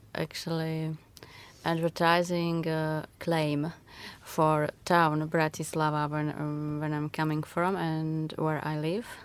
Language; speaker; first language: English; non-native, fluent; Slovak